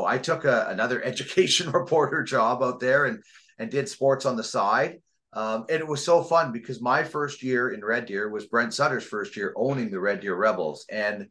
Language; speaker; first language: English; native; English